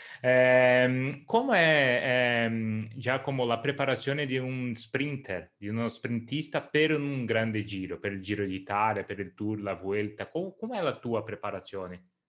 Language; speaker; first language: Italian; non-native, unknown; Portuguese